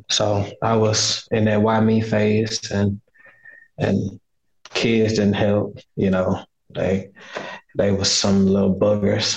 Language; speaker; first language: English; native; English